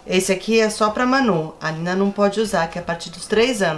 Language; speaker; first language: Portuguese; native; Portuguese